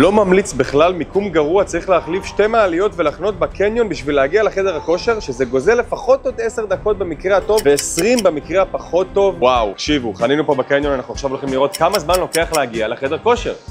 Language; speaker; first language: Hebrew; native; Hebrew